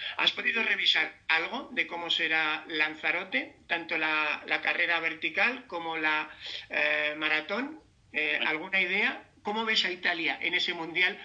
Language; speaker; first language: Spanish; native; Spanish